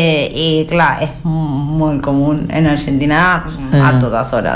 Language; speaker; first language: Catalan; non-native, learner; Spanish